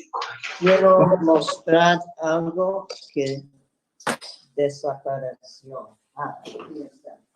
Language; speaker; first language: Spanish; non-native, fluent; English